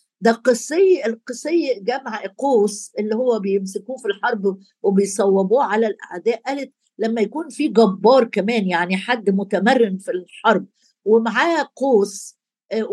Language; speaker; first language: Arabic; native; Arabic